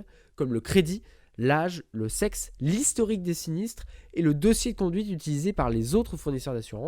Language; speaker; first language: French; native; French